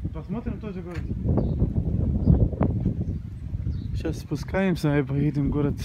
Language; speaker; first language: Russian; non-native, learner; Arabic